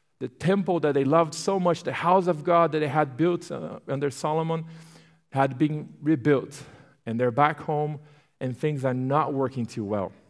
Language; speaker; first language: English; non-native, fluent; Portuguese